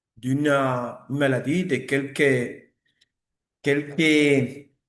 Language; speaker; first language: French; non-native, learner; Spanish